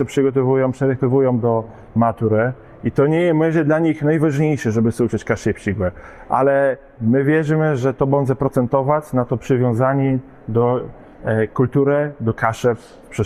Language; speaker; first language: Polish; non-native, local second language; Kashubian